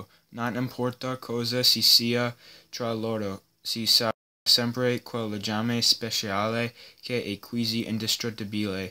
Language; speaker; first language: Italian; non-native, learner; English